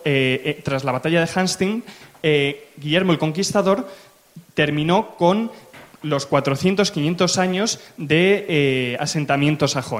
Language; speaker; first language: Spanish; native; Spanish